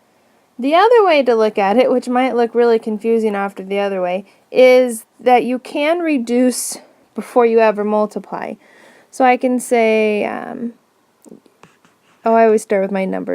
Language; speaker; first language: English; native; English